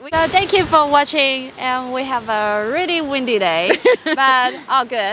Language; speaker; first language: English; non-native, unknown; Chinese